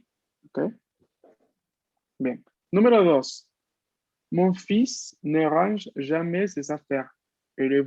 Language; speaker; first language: French; non-native, fluent; Spanish